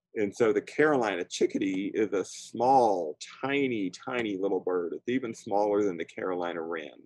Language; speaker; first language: English; native; English